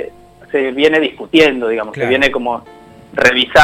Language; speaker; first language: Spanish; native; Spanish